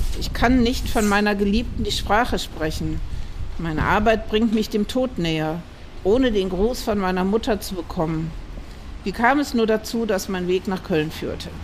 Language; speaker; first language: German; native; German